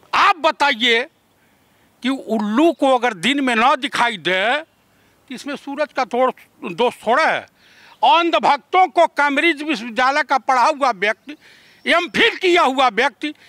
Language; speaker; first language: Hindi; native; Hindi